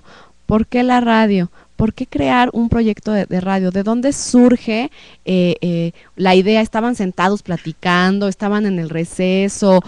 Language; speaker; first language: Spanish; native; Spanish